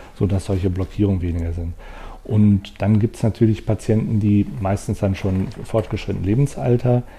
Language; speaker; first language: German; native; German